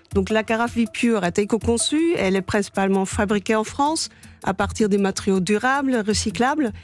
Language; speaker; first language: French; non-native, fluent; Dutch